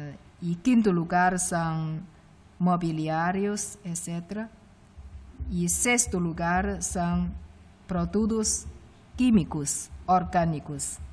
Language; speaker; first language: Portuguese; non-native, fluent; Chinese